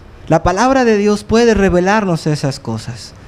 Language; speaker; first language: Spanish; native; Spanish